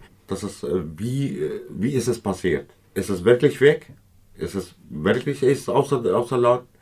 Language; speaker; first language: German; non-native, fluent; Kurdish